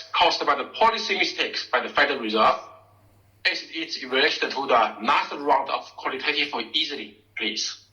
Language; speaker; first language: English; non-native, fluent; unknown